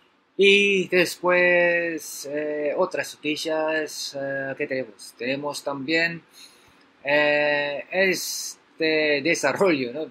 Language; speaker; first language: Spanish; non-native, learner; Filipino